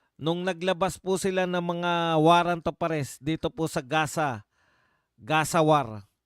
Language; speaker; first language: Filipino; native; Filipino